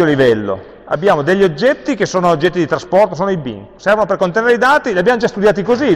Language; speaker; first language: Italian; native; Italian